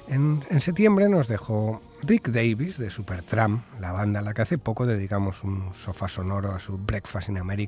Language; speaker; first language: Spanish; native; Spanish